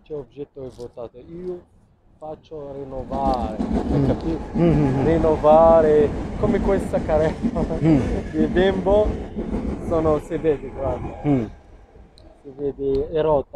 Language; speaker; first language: Italian; non-native, learner; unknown